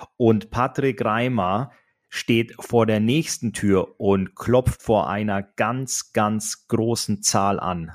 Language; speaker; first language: German; native; German